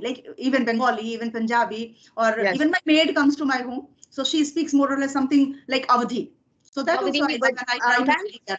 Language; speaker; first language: English; non-native, fluent; Hindi